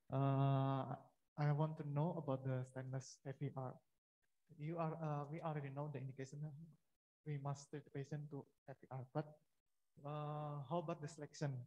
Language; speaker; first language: English; non-native, learner; Indonesian